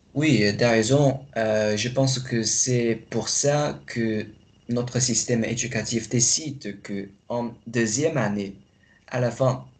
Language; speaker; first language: French; non-native, fluent; Chinese